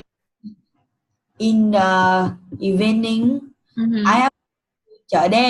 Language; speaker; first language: English; non-native, learner; Vietnamese